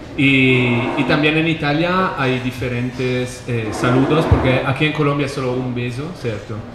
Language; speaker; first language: Spanish; non-native, fluent; Italian